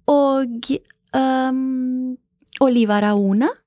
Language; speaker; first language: Norwegian; non-native, fluent; Italian